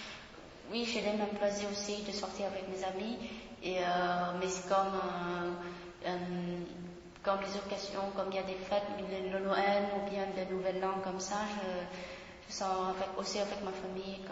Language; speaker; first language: French; non-native, fluent; Vietnamese